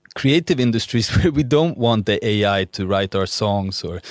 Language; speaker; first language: English; non-native, fluent; Swedish